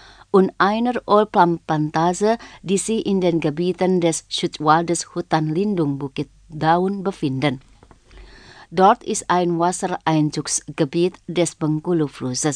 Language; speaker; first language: German; non-native, fluent; Indonesian